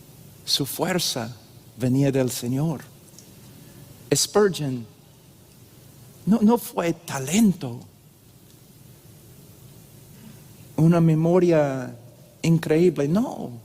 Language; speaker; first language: Spanish; non-native, fluent; English